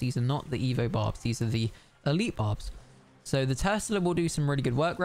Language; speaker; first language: English; native; English